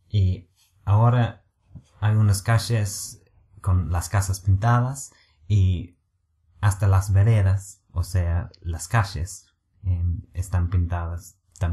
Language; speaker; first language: Spanish; non-native, fluent; English